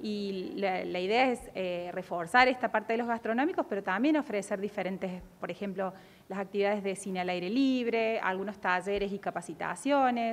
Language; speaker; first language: Spanish; native; Spanish